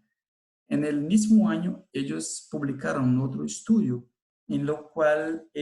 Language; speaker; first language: Spanish; non-native, fluent; Portuguese